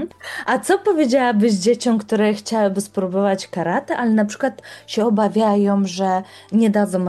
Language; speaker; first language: Polish; native; Polish